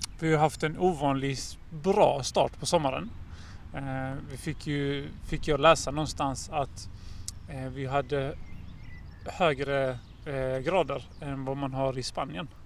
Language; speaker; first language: Swedish; native; Swedish